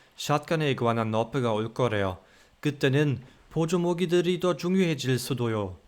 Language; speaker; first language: Korean; non-native, fluent; German